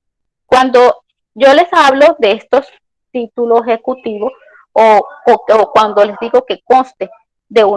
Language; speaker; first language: Spanish; native; Spanish